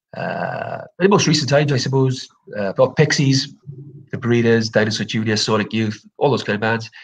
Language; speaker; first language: English; native; English